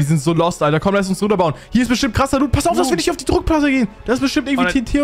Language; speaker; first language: German; native; German